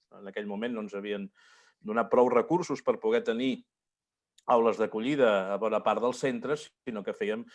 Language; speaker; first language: Catalan; native; Catalan